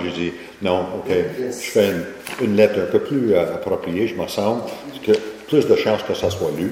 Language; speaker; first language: French; native; French